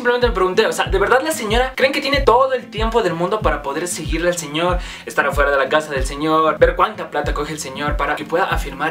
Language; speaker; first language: Spanish; native; Spanish